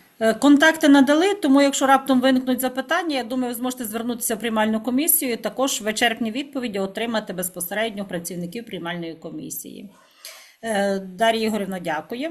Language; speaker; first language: Ukrainian; native; Ukrainian